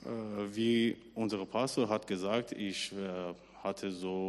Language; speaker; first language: German; non-native, learner; Persian